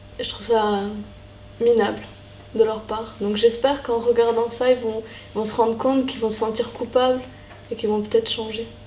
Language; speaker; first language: French; early bilingual, other home language; Spanish